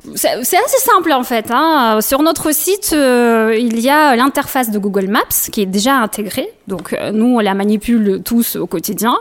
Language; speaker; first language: French; non-native, fluent; Russian